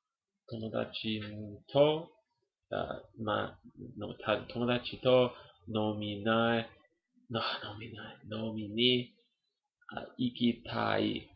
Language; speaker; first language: Japanese; non-native, learner; English